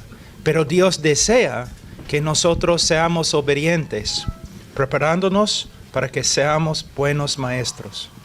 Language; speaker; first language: Spanish; non-native, fluent; English